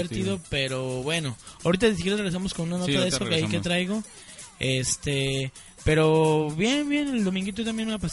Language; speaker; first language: Spanish; native; Spanish